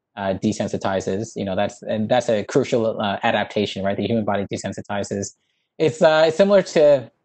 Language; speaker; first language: English; native; English